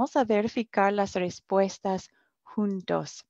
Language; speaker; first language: Spanish; non-native, fluent; English